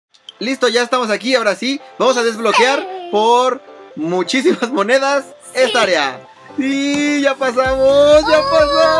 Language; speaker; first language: Spanish; native; Spanish